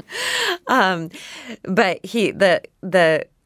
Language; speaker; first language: English; native; English